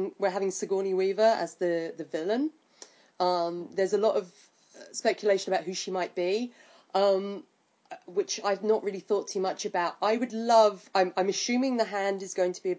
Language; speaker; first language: English; native; English